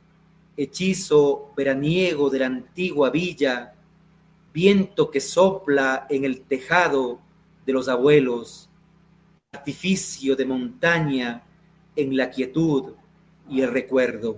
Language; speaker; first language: Spanish; native; Spanish